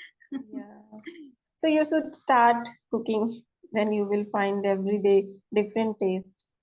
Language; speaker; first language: English; non-native, learner; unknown